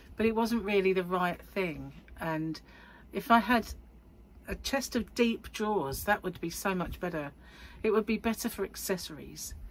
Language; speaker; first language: English; native; English